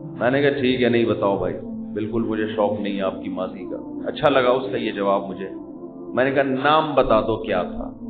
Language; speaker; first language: Urdu; native; Urdu